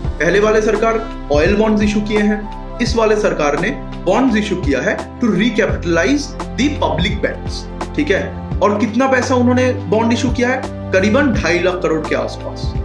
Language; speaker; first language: Hindi; non-native, local second language; Bangla